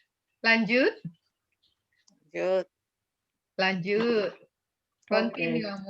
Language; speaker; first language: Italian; non-native, fluent; Indonesian